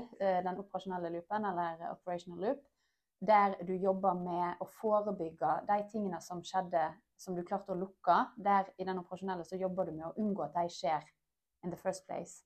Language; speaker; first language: Norwegian; native; Norwegian